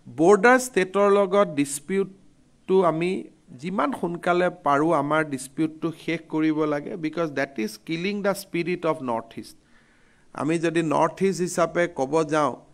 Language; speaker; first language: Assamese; native; Assamese